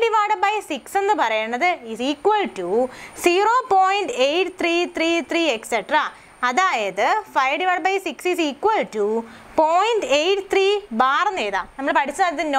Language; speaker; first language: Malayalam; native; Malayalam